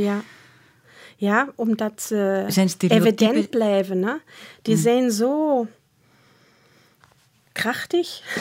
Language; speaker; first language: Dutch; non-native, fluent; German